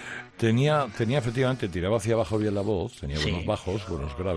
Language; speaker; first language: Spanish; native; Spanish